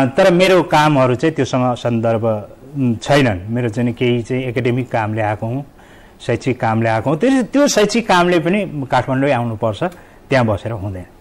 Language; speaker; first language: Nepali; native; Nepali